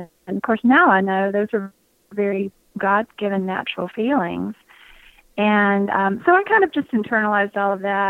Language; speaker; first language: English; native; English